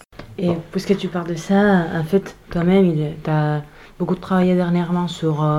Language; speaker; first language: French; non-native, fluent; Spanish